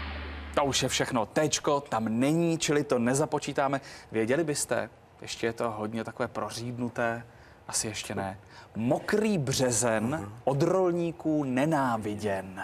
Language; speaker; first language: Czech; native; Czech